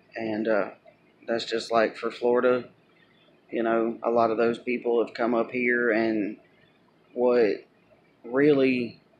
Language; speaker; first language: English; native; English